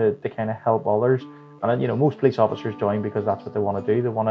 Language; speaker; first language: English; native; English